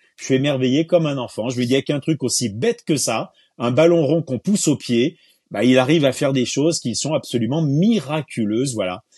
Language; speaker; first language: French; native; French